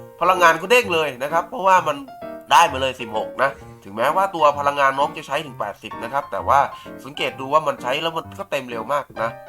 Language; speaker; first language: Thai; native; Thai